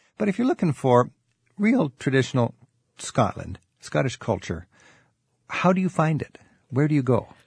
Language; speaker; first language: English; native; English